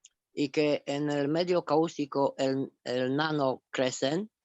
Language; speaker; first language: Spanish; non-native, fluent; Romanian